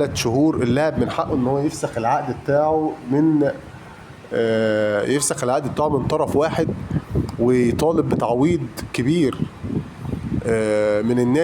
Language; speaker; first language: Arabic; native; Arabic